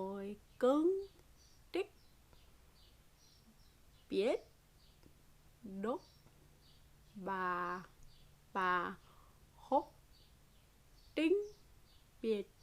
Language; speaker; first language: Vietnamese; non-native, learner; English